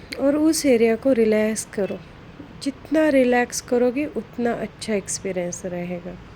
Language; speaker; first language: Hindi; non-native, local second language; Marathi